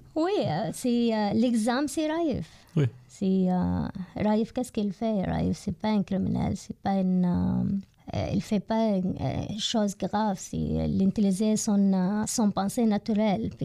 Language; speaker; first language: French; non-native, learner; Arabic